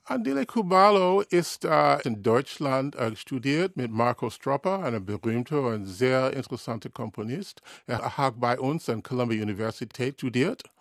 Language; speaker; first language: German; non-native, learner; English